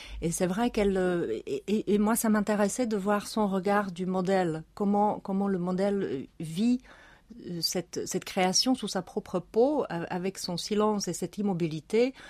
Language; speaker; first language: French; non-native, fluent; Czech